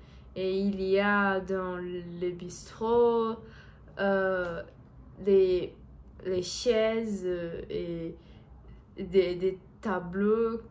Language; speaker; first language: French; non-native, learner; Portuguese